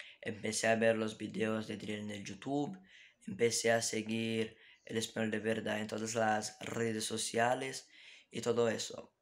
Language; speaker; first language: Spanish; non-native, fluent; Portuguese